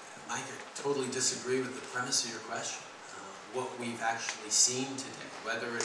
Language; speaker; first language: English; native; English